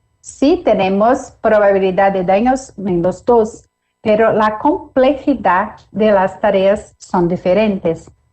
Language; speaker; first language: Spanish; non-native, fluent; Portuguese